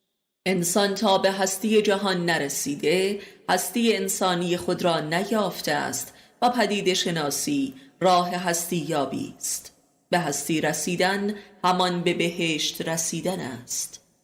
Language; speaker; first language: Persian; native; Persian